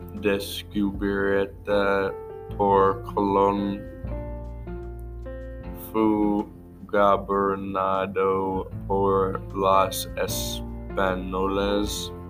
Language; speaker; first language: Spanish; non-native, learner; English